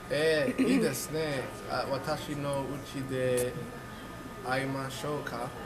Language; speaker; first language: Japanese; non-native, learner; English